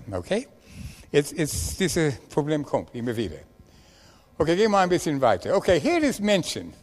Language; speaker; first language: German; non-native, learner; English